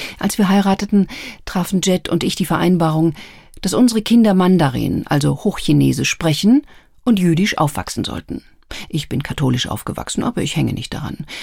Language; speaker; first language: German; native; German